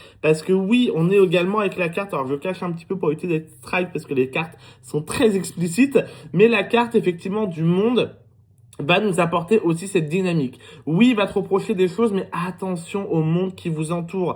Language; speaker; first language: French; native; French